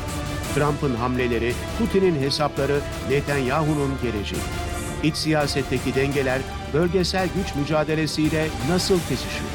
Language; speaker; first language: Turkish; native; Turkish